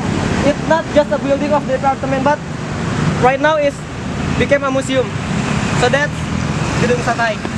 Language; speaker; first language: English; non-native, learner; Indonesian